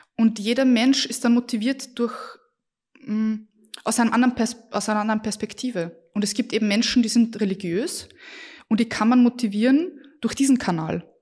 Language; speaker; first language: German; early bilingual, other home language; Bosnian